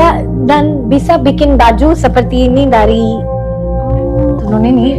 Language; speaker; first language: Indonesian; non-native, learner; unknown